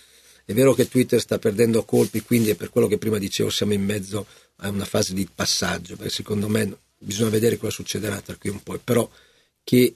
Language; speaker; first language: Italian; native; Italian